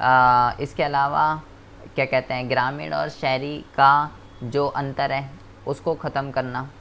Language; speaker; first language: Hindi; native; Hindi